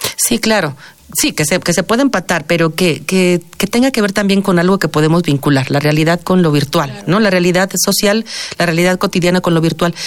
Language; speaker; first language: Spanish; native; Spanish